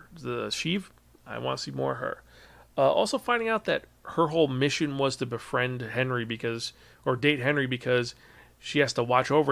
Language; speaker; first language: English; native; English